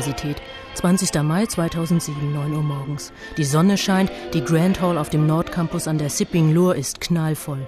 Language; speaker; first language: German; native; German